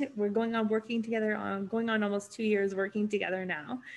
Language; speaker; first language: English; native; English